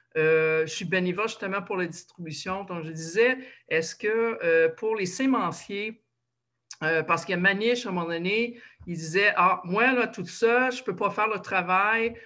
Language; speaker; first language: French; native; French